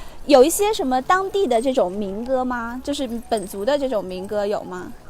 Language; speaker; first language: Chinese; native; Chinese